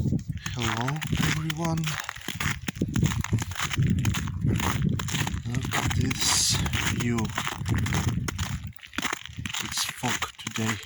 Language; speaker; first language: English; non-native, learner; Ukrainian